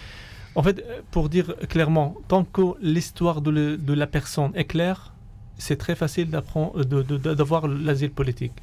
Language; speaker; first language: French; non-native, fluent; Arabic